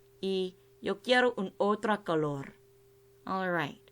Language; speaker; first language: Spanish; non-native, learner; English